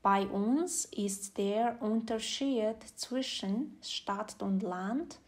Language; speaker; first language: German; non-native, fluent; Mongolian